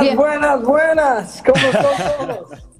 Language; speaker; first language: Spanish; non-native, learner; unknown